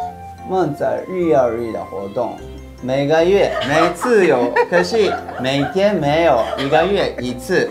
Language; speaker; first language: Chinese; non-native, fluent; Japanese